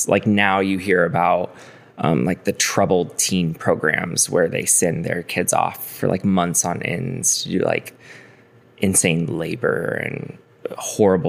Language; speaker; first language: English; native; English